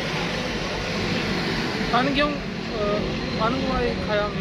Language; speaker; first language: Korean; non-native, learner; Punjabi